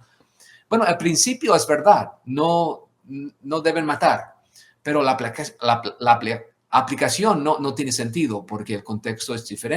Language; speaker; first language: Spanish; non-native, fluent; English